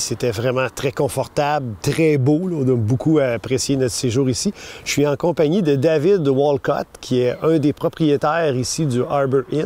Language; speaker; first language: French; native; French